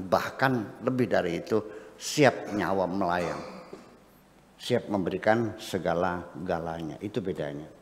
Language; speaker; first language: Indonesian; non-native, local second language; Javanese